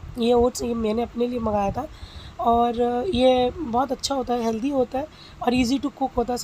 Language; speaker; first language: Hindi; non-native, local second language; Bangla